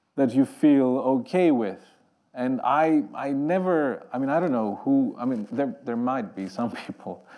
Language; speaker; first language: English; non-native, fluent; Greek